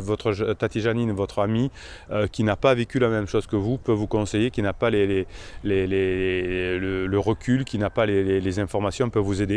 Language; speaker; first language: French; native; French